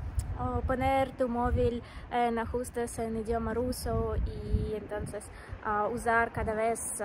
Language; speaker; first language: Spanish; non-native, fluent; Russian